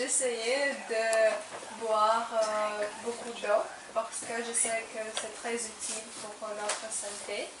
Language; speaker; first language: French; non-native, learner; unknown